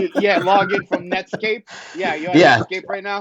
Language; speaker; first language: English; native; English